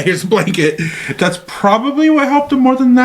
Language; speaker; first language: English; native; English